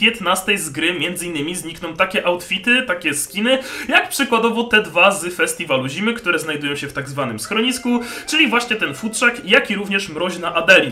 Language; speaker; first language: Polish; native; Polish